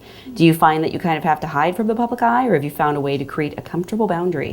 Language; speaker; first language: English; native; English